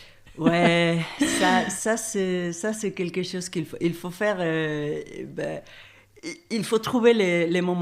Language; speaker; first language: French; non-native, fluent; Spanish